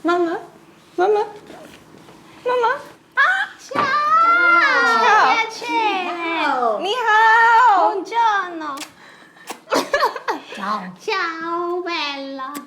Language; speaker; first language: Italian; non-native, learner; Chinese